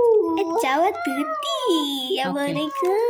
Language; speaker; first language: Italian; early bilingual, other home language; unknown